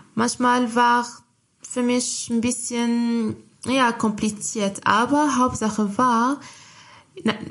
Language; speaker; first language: German; non-native, fluent; Arabic